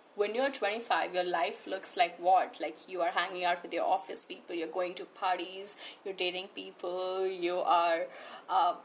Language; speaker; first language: English; non-native, local second language; Hindi